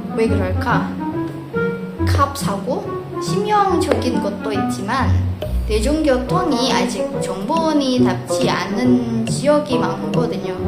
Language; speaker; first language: Korean; non-native, fluent; Indonesian